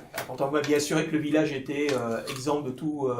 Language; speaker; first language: French; native; French